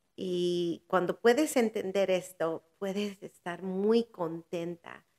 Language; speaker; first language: Spanish; early bilingual, heritage; Spanish